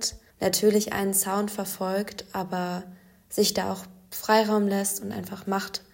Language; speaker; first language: German; native; German